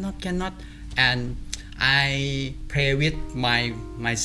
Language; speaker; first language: English; non-native, learner; Thai